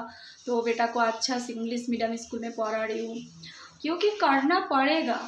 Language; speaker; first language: Hindi; non-native, local second language; Bangla